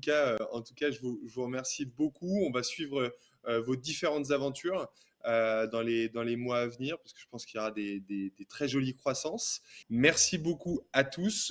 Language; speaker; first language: French; native; French